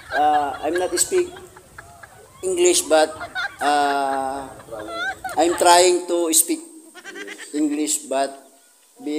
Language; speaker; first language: English; non-native, learner; Filipino